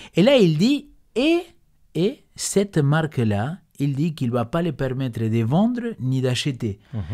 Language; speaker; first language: French; non-native, fluent; Spanish